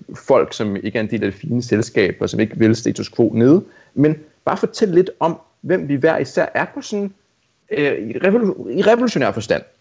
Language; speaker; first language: Danish; native; Danish